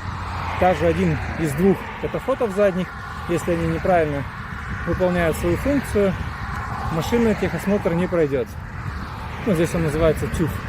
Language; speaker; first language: Russian; native; Russian